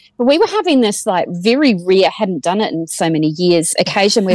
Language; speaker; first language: English; native; English